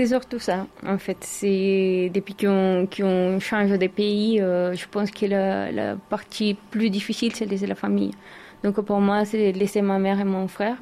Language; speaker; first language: French; non-native, learner; Spanish